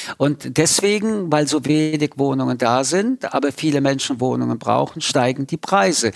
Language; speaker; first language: German; early bilingual, other home language; French